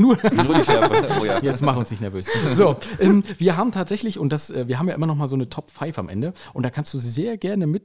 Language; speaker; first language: German; native; German